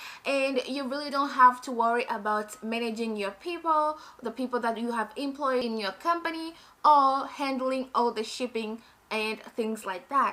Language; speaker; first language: English; non-native, fluent; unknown